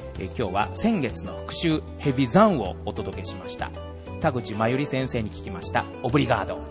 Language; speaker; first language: Japanese; native; Japanese